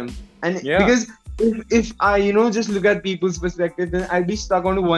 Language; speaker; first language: English; non-native, local second language; Hindi